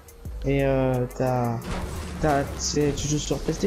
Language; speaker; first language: French; native; French